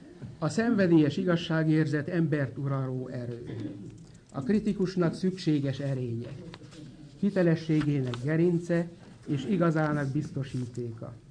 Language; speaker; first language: Hungarian; native; Hungarian